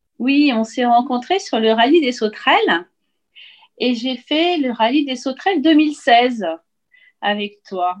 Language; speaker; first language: French; native; French